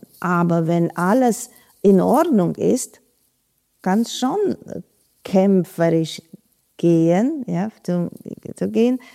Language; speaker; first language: German; non-native, fluent; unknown